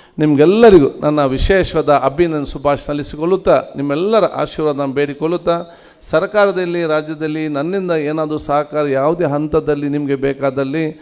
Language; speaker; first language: Kannada; non-native, local second language; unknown